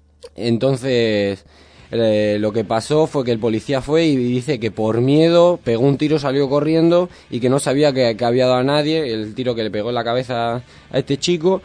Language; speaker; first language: Spanish; native; Spanish